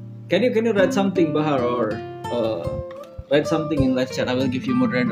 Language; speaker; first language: English; non-native, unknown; Indonesian